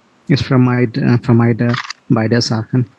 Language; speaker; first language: German; non-native, learner; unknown